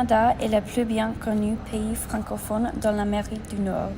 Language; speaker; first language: French; non-native, learner; English